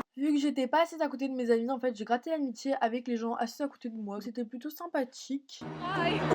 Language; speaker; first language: French; native; French